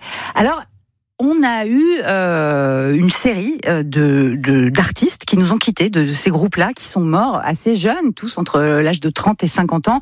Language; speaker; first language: French; native; French